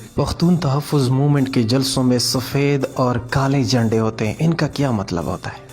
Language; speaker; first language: Urdu; non-native, local second language; Pashto